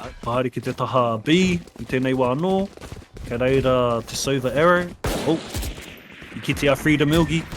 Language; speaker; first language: Māori; non-native, local second language; English